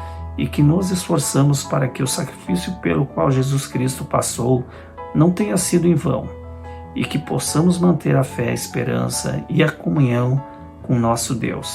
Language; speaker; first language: Portuguese; native; Portuguese